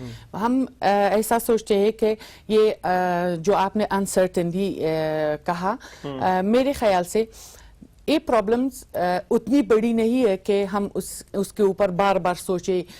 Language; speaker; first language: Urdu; non-native, learner; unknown